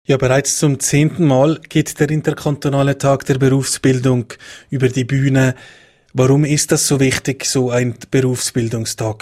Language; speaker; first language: German; native; German